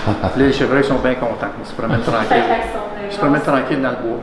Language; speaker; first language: French; native; French